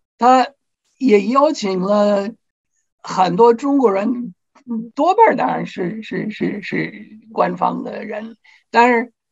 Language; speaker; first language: Chinese; non-native, fluent; English